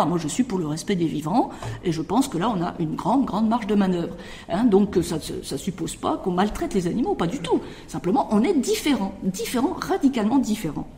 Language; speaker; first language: French; native; French